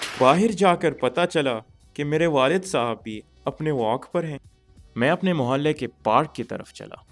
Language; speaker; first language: Urdu; early bilingual, heritage; Urdu